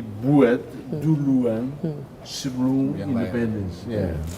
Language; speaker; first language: Indonesian; non-native, fluent; Tetum